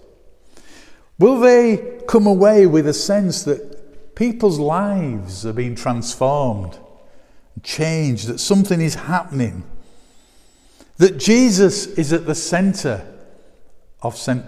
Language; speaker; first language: English; native; English